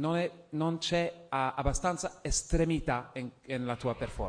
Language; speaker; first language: Italian; non-native, fluent; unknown